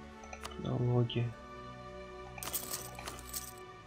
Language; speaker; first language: Russian; native; Russian